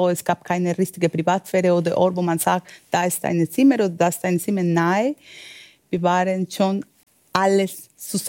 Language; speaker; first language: German; non-native, learner; Spanish